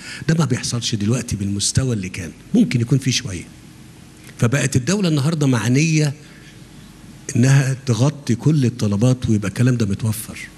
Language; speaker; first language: Arabic; native; Arabic